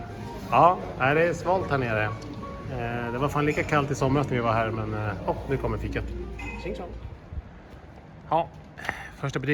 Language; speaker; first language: Swedish; native; Swedish